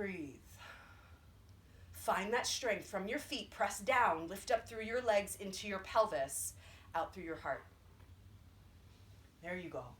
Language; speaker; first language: English; native; English